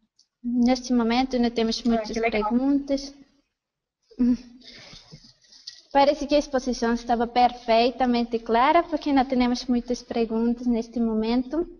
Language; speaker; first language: Portuguese; non-native, fluent; Spanish